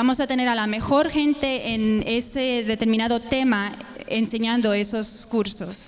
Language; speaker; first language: Spanish; native; Spanish